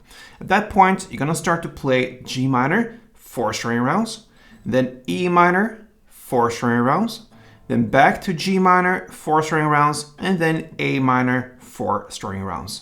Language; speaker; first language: English; non-native, fluent; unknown